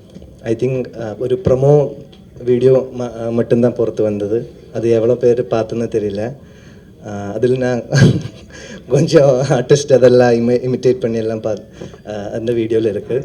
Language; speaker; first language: Tamil; non-native, learner; Malayalam